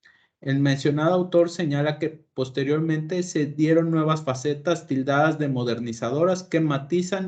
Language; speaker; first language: Spanish; native; Spanish